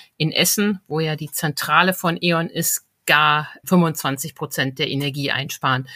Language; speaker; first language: German; native; German